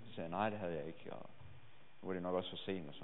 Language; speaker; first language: Danish; native; Danish